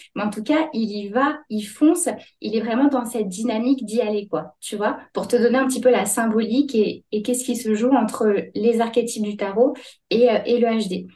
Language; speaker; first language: French; native; French